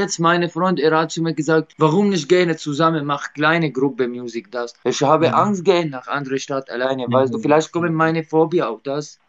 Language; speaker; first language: German; non-native, learner; Arabic